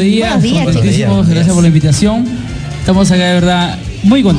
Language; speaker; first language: Spanish; native; Spanish